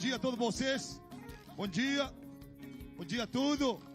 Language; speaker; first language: Portuguese; non-native, learner; Spanish